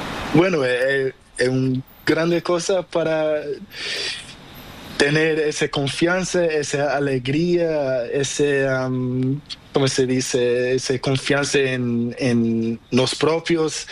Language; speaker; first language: Spanish; non-native, learner; Portuguese